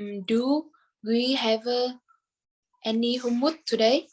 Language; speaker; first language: English; non-native, learner; Vietnamese